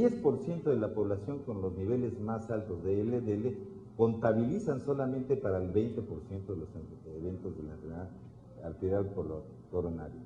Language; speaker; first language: Spanish; native; Spanish